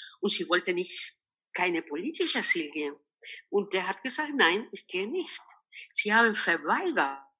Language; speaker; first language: German; non-native, local second language; Spanish